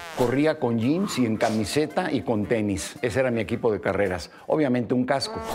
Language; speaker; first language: Spanish; native; Spanish